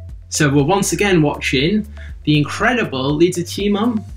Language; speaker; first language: English; native; English